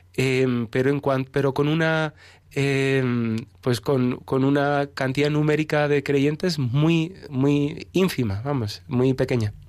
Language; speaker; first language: Spanish; native; Spanish